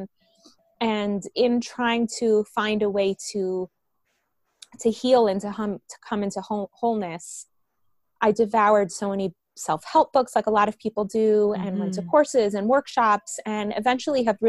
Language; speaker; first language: English; early bilingual, other home language; Spanish